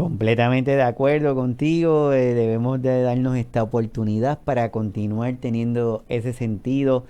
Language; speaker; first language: Spanish; native; Spanish